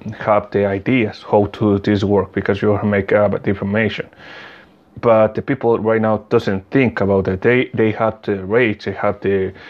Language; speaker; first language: English; non-native, learner; Spanish